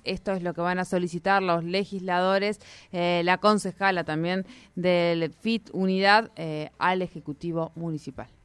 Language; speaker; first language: Spanish; native; Spanish